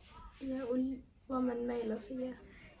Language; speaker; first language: Danish; native; Danish